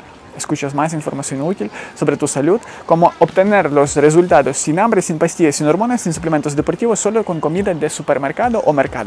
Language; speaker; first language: Spanish; non-native, fluent; Ukrainian